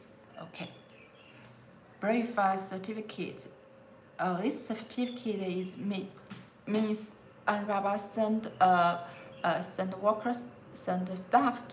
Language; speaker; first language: English; non-native, learner; Chinese